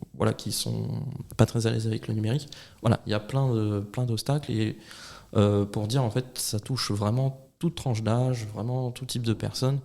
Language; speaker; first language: French; native; French